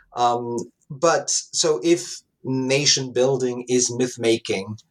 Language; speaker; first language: English; non-native, fluent; Italian